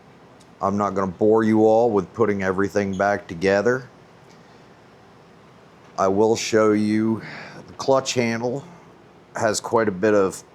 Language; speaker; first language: English; native; English